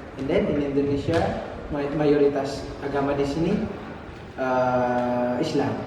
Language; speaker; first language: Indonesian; non-native, learner; Filipino